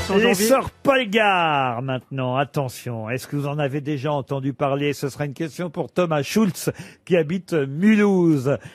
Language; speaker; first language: French; native; French